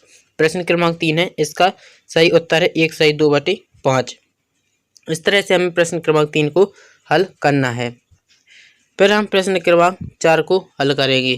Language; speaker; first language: Hindi; native; Hindi